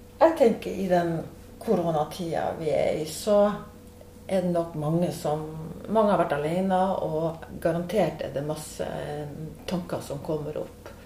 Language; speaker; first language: Norwegian; native; Norwegian